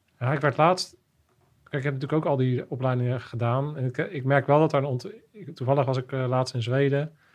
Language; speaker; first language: Dutch; native; Dutch